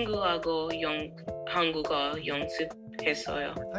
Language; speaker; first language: Korean; non-native, learner; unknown